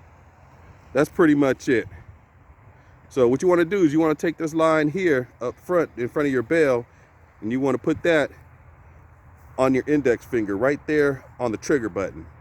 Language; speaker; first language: English; native; English